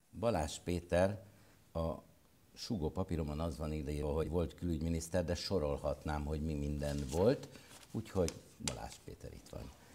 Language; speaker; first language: Hungarian; native; Hungarian